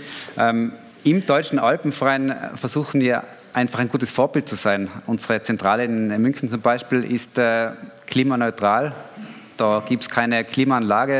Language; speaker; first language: German; native; German